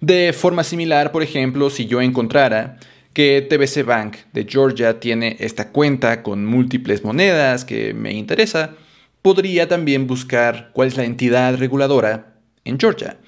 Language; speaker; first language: Spanish; native; Spanish